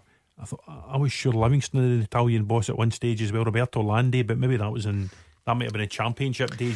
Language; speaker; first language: English; native; English